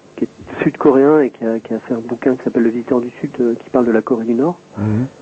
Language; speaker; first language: French; native; French